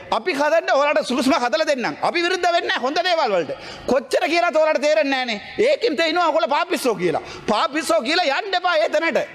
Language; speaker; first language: Sinhala; non-native, local second language; Tamil